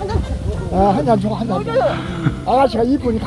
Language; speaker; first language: Korean; native; Korean